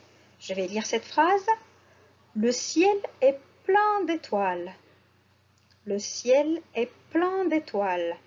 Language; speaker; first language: French; non-native, local second language; Arabic